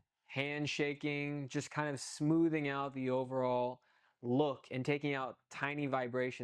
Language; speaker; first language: English; native; English